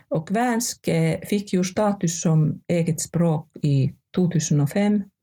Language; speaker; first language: Norwegian; non-native, fluent; Finnish